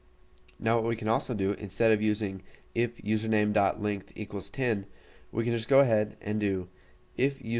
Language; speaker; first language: English; native; English